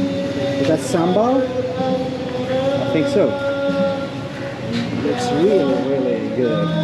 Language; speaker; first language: English; non-native, fluent; Swedish